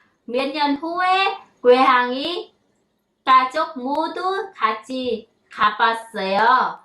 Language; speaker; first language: Korean; non-native, learner; Vietnamese